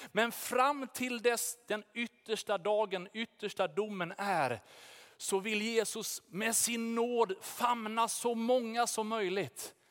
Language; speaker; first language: Swedish; native; Swedish